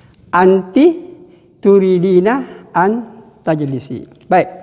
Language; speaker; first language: Arabic; non-native, fluent; Indonesian